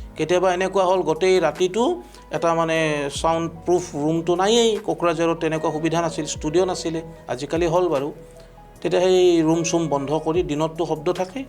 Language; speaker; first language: Assamese; native; Assamese